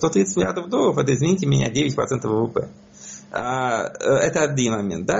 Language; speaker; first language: Russian; native; Russian